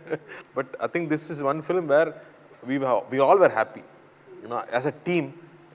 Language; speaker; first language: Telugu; non-native, local second language; Tamil